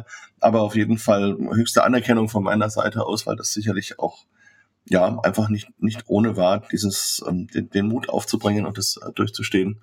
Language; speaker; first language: German; native; German